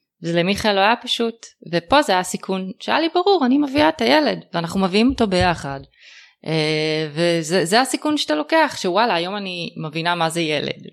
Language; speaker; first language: Hebrew; native; Hebrew